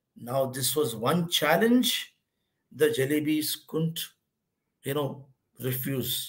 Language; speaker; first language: English; non-native, local second language; Hindi